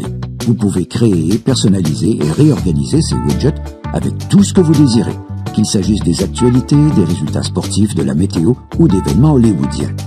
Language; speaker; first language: French; native; French